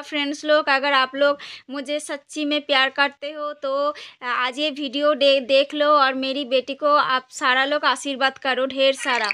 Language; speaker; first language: Hindi; non-native, local second language; Bangla